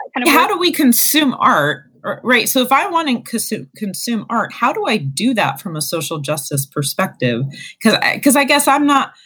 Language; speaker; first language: English; native; English